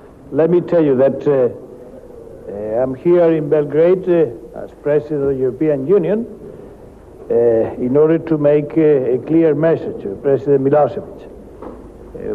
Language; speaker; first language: English; non-native, fluent; Spanish